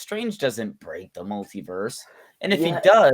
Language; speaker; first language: English; native; English